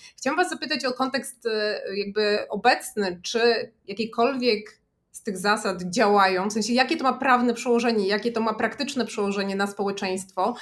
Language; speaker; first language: Polish; native; Polish